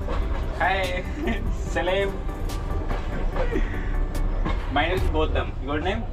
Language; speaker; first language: English; non-native, learner; Hindi